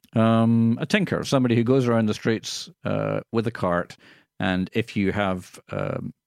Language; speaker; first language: English; native; English